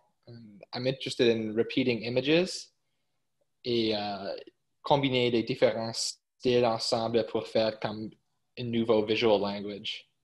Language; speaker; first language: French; early bilingual, heritage; English